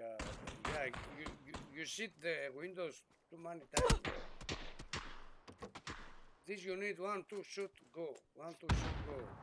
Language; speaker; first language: English; non-native, learner; Greek